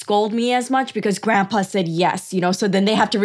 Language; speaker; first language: English; early bilingual, other home language; Chinese